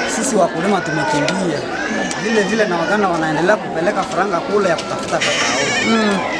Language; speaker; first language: Swahili; non-native, local second language; Nande